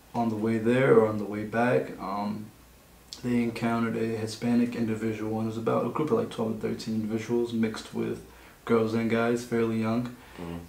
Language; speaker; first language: English; native; English